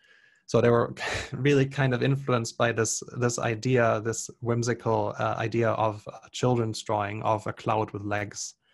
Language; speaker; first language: English; non-native, fluent; German